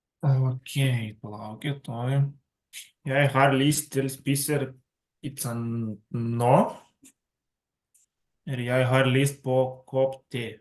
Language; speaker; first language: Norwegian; non-native, learner; Lithuanian